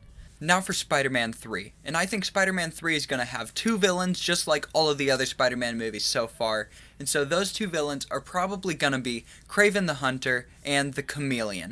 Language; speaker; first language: English; native; English